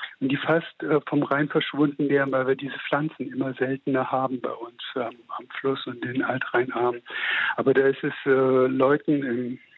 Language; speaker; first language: German; native; German